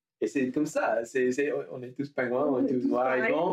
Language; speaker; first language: French; non-native, learner; English